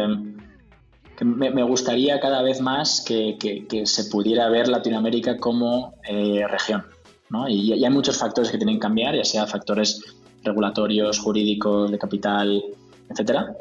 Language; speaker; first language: Spanish; native; Spanish